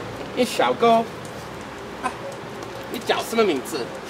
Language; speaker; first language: Chinese; non-native, learner; Swedish